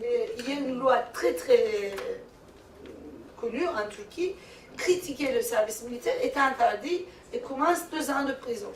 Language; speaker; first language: French; non-native, fluent; Turkish